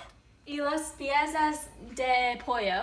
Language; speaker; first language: Spanish; non-native, learner; English